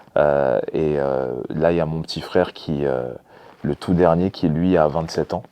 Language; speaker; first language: French; early bilingual, other home language; Lingala